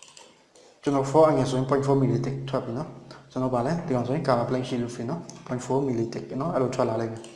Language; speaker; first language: Burmese; native; Burmese